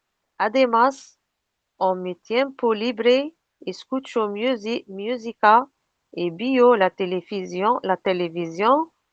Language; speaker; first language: Spanish; non-native, learner; Arabic